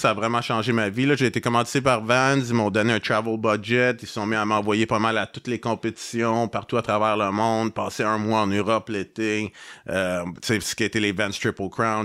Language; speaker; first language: French; native; French